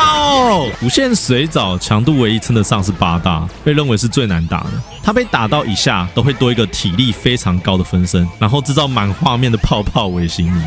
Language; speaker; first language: Chinese; native; Chinese